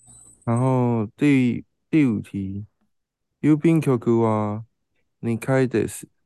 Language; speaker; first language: Japanese; non-native, learner; Chinese